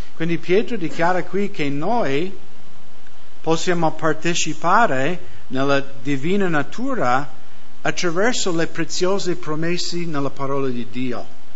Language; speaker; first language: Italian; non-native, fluent; English